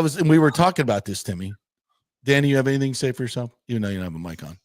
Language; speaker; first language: English; native; English